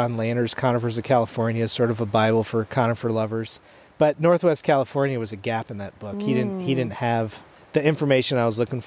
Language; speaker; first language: English; native; English